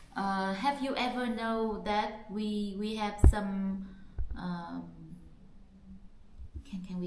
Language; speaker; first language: English; non-native, learner; Vietnamese